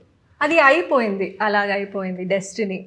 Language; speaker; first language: Telugu; non-native, local second language; Tamil